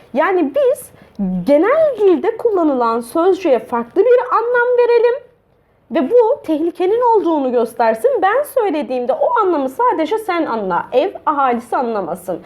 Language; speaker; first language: Turkish; native; Turkish